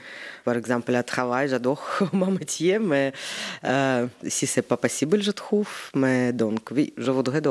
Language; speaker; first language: French; non-native, learner; Ukrainian